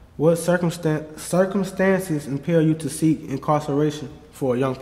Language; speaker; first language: English; native; English